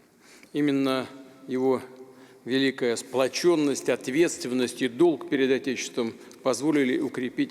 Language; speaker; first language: Russian; native; Russian